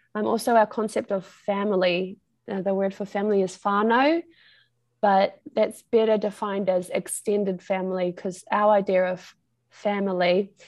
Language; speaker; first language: English; native; English